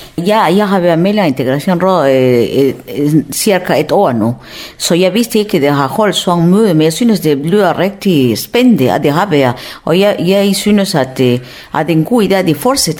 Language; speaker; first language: Danish; non-native, fluent; Spanish